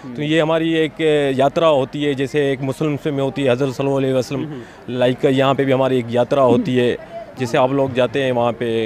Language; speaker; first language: Urdu; non-native, local second language; Sindhi